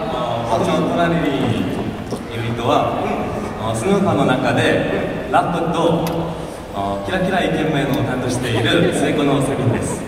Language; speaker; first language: Japanese; non-native, learner; Korean